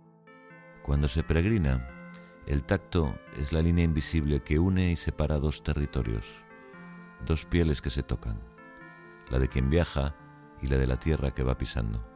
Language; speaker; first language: Spanish; native; Spanish